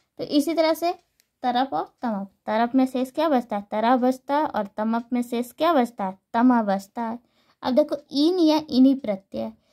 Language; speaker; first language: Hindi; native; Hindi